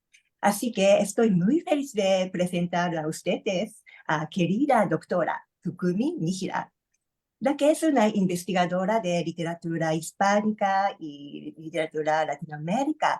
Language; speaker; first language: Spanish; non-native, learner; Japanese